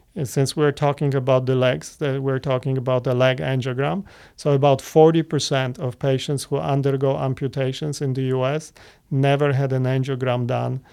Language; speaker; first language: English; non-native, fluent; Polish